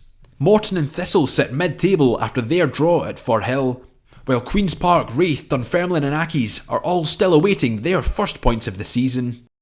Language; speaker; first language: English; native; English